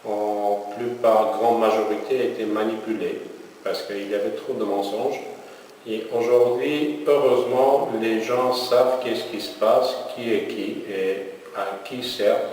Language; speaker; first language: French; non-native, fluent; Armenian